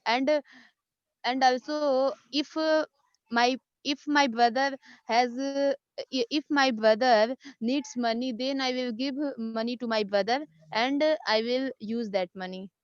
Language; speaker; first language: English; non-native, learner; Hindi